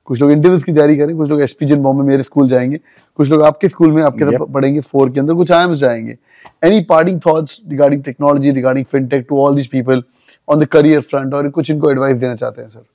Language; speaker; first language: English; non-native, local second language; Punjabi